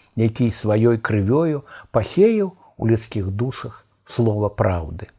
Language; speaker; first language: Belarusian; native; Belarusian